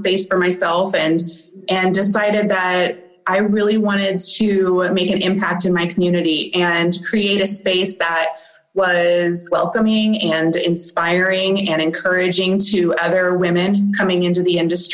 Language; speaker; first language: English; native; English